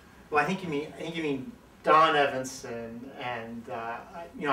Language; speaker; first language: English; native; English